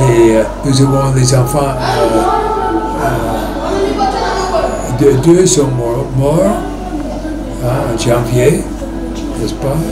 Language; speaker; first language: French; non-native, fluent; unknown